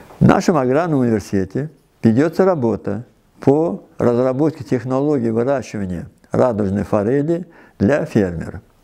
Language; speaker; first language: Russian; non-native, local second language; Uzbek